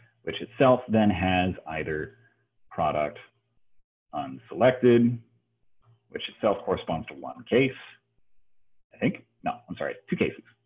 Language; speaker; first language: English; native; English